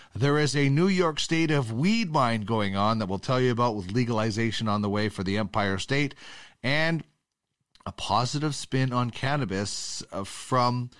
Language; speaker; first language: English; native; English